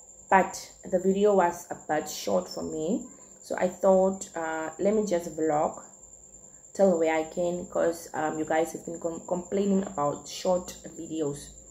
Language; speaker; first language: English; non-native, local second language; Afrikaans